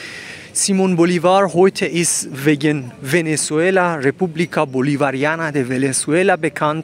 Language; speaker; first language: German; non-native, fluent; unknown